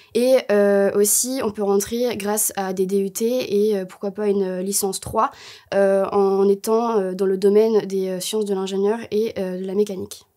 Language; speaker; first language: French; native; French